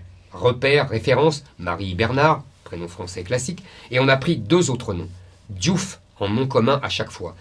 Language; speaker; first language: French; native; French